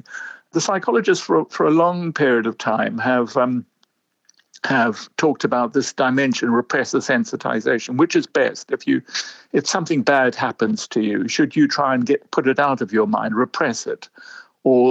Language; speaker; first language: English; native; English